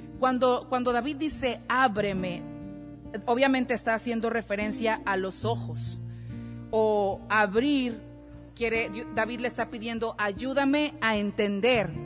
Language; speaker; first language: Spanish; native; Spanish